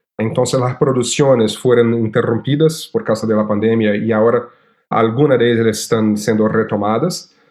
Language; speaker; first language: Portuguese; native; Portuguese